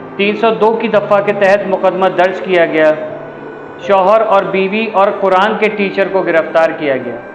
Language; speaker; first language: Urdu; native; Urdu